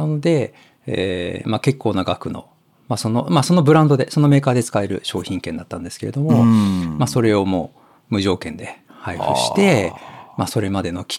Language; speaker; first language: Japanese; native; Japanese